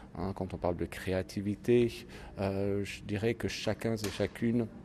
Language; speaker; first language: French; native; French